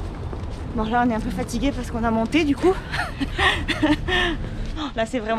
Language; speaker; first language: French; native; French